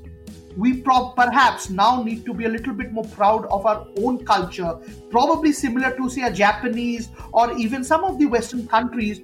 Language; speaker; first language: English; non-native, local second language; Bangla